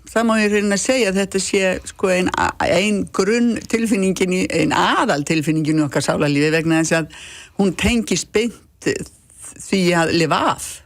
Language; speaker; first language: Icelandic; native; Icelandic